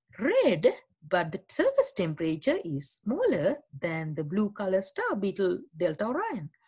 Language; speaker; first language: English; non-native, local second language; Sinhala